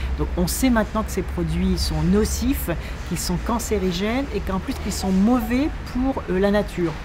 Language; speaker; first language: French; native; French